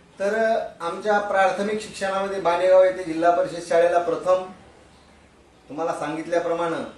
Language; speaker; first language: Marathi; native; Marathi